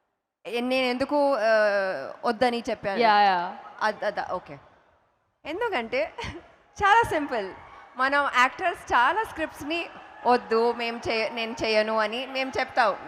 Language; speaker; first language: Telugu; non-native, fluent; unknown